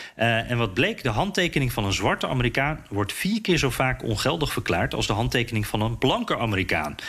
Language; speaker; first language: Dutch; native; Dutch